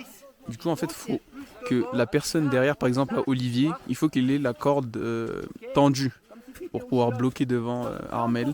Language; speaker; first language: French; native; French